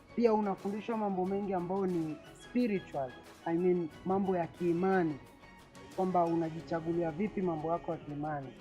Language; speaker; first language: Swahili; native; Swahili